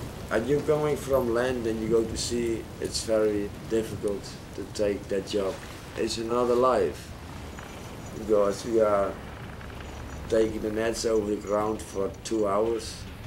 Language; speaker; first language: English; non-native, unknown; Dutch